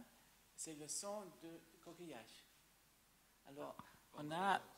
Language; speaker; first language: French; non-native, fluent; German